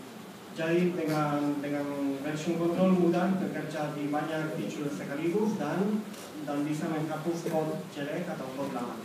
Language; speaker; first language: Indonesian; non-native, fluent; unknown